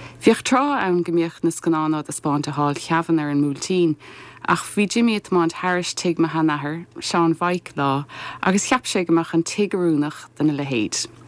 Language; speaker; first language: Irish; native; Irish